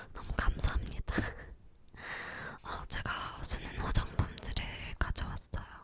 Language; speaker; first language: Korean; non-native, learner; English